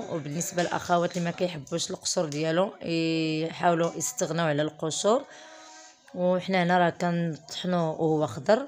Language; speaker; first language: Arabic; native; Arabic